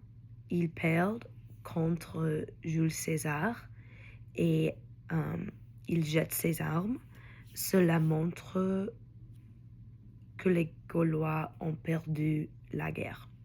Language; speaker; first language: French; non-native, learner; English